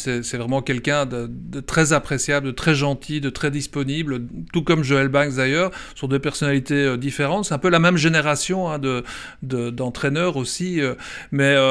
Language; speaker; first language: French; native; French